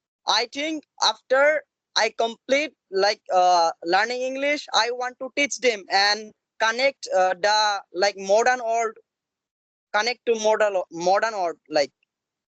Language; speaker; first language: English; non-native, learner; Assamese